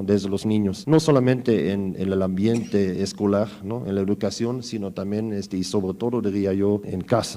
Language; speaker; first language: Spanish; native; Spanish